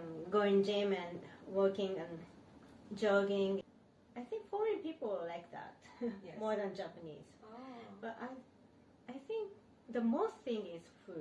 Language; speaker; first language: English; non-native, learner; Japanese